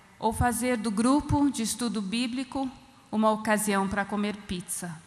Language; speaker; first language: Portuguese; non-native, fluent; English